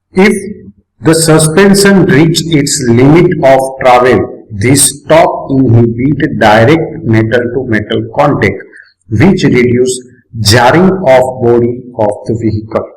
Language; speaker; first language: English; non-native, local second language; Gujarati